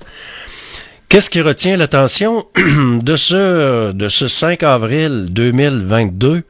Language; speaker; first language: French; native; French